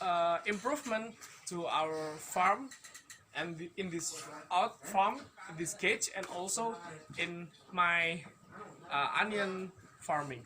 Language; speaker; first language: English; non-native, fluent; Indonesian